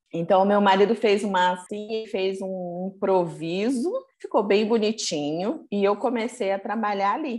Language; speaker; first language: Portuguese; native; Portuguese